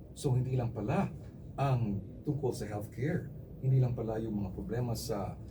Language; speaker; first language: Filipino; non-native, local second language; Cebuano